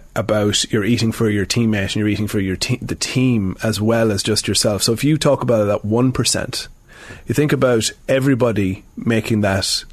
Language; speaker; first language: English; native; English